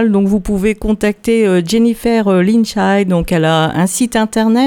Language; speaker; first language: French; native; French